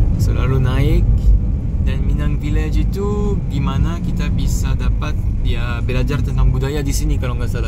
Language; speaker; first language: Indonesian; non-native, fluent; French